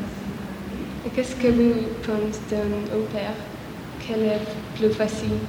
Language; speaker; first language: French; non-native, learner; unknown